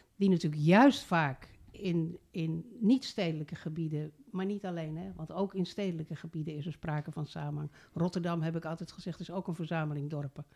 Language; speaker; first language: Dutch; native; Dutch